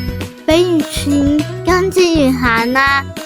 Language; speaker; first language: Chinese; native; Chinese